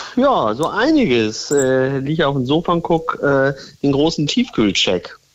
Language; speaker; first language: German; native; German